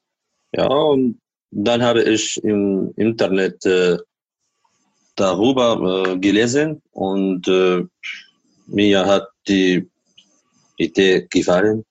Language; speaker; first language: German; non-native, learner; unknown